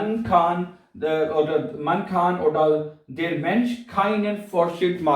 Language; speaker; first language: German; non-native, learner; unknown